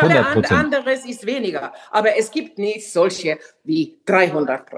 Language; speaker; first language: German; non-native, fluent; Finnish